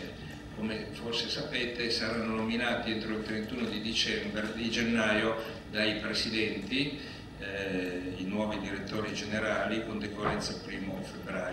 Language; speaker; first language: Italian; native; Italian